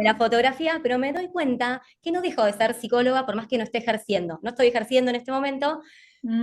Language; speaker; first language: Spanish; native; Spanish